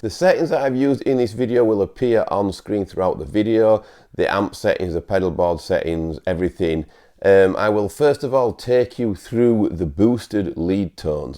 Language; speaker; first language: English; native; English